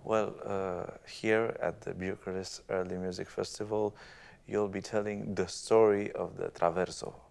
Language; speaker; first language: English; non-native, fluent; Romanian